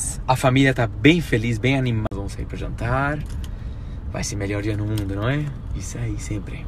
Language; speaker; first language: Portuguese; non-native, fluent; Arabic